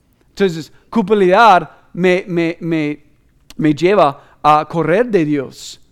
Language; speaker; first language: Spanish; non-native, fluent; English